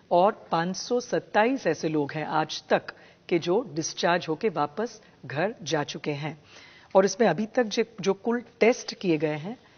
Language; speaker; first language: Hindi; non-native, local second language; Gujarati